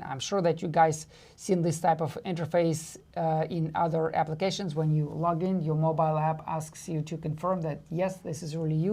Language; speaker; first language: English; non-native, fluent; Russian